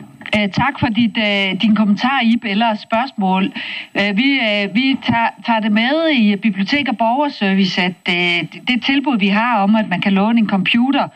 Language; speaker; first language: Danish; native; Danish